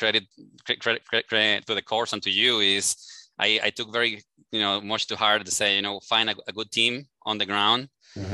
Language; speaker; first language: English; non-native, fluent; Spanish